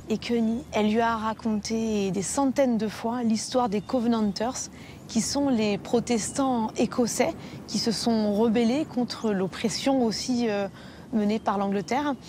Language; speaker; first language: French; native; French